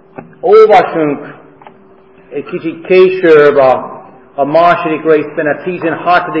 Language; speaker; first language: Hungarian; non-native, fluent; English